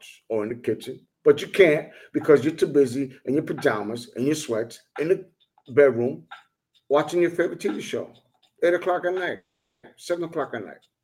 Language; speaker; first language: English; non-native, fluent; Spanish